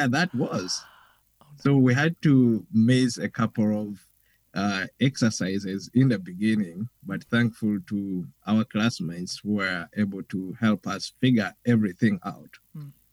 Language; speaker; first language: English; non-native, local second language; Ganda